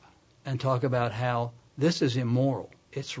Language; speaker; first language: English; native; English